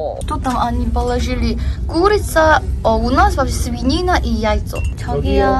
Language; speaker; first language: Russian; non-native, learner; Korean